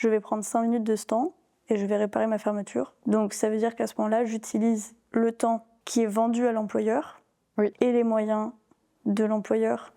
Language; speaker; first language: French; native; French